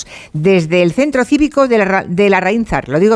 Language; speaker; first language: Spanish; native; Spanish